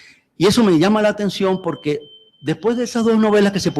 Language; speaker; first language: Spanish; native; Spanish